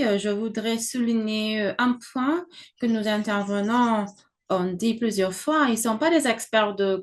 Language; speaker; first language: French; non-native, fluent; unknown